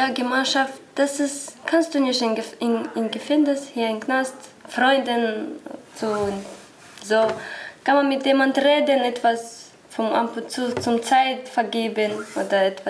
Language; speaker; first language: German; non-native, learner; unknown